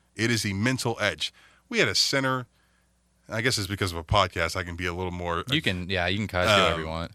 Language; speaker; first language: English; native; English